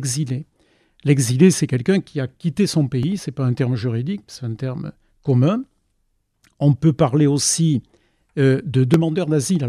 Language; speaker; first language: French; native; French